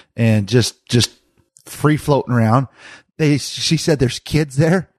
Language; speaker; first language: English; native; English